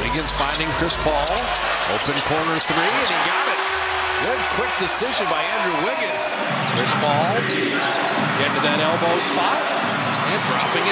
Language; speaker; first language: English; native; English